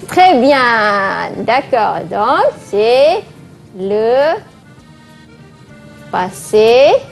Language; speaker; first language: French; non-native, fluent; Malay